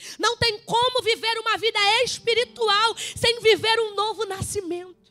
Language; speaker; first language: Portuguese; native; Portuguese